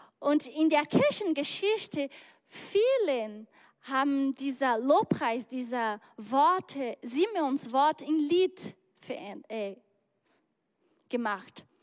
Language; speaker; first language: German; non-native, learner; Portuguese